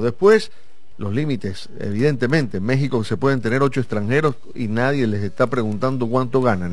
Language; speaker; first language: Spanish; native; Spanish